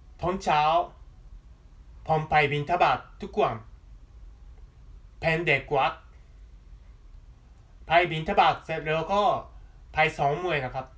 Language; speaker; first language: Thai; non-native, fluent; Japanese